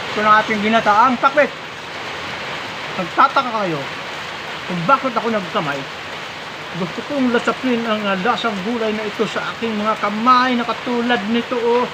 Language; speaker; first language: Filipino; non-native, local second language; Cebuano